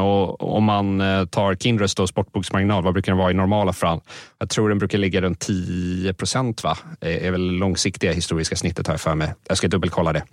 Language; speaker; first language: Swedish; native; Swedish